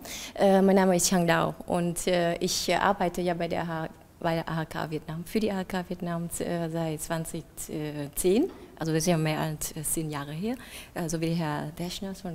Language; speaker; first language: German; non-native, fluent; Vietnamese